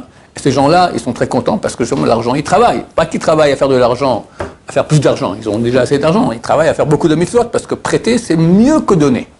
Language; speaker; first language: French; native; French